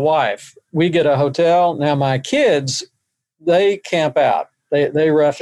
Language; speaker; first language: English; native; English